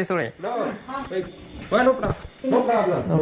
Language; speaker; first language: English; non-native, learner; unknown